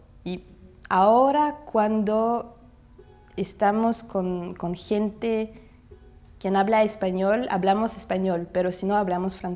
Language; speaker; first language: Spanish; non-native, fluent; Russian